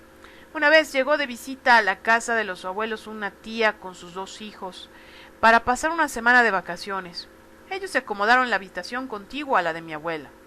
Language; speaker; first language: Spanish; native; Spanish